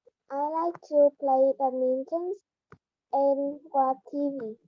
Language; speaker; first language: English; non-native, learner; Vietnamese